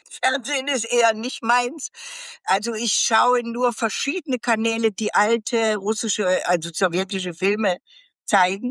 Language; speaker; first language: German; native; German